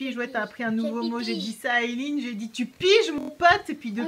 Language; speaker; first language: French; native; French